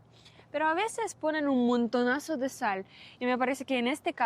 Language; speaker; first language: Spanish; non-native, fluent; Russian